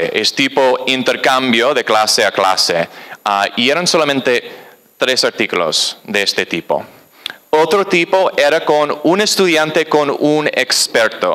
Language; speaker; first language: Spanish; non-native, fluent; English